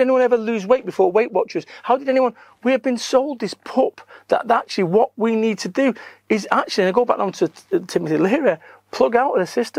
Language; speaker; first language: English; native; English